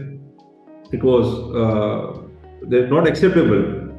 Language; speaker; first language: English; non-native, local second language; Gujarati